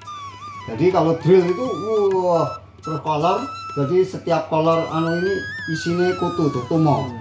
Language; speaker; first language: Indonesian; non-native, local second language; Javanese